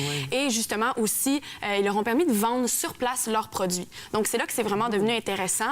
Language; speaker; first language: French; native; French